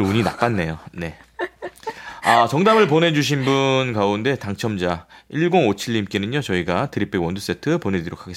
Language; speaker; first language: Korean; native; Korean